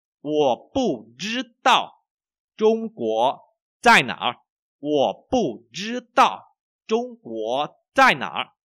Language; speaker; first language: Chinese; non-native, fluent; Vietnamese